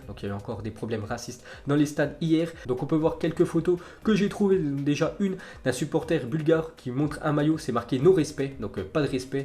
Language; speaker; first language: French; native; French